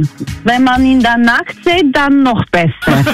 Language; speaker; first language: German; non-native, learner; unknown